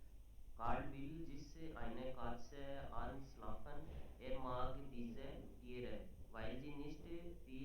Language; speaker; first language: German; non-native, learner; Hindi